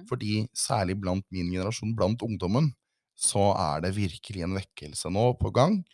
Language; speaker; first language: Norwegian; native; Norwegian